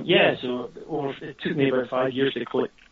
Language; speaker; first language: English; native; English